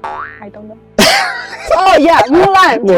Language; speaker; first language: English; non-native, learner; Chinese